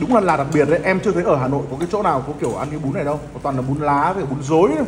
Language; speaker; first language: Vietnamese; native; Vietnamese